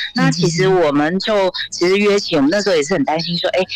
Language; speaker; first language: Chinese; native; Chinese